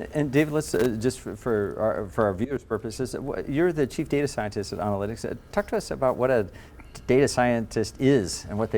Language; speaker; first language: English; native; English